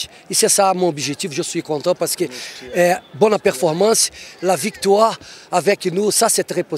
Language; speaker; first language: French; non-native, fluent; Portuguese